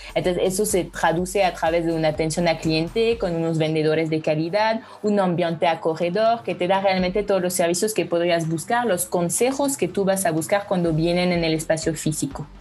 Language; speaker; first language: Spanish; non-native, fluent; French